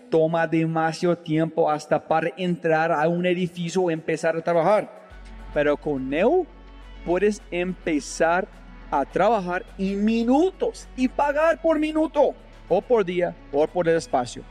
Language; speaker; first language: Spanish; non-native, fluent; English